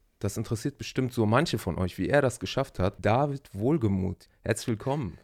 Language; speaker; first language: German; native; German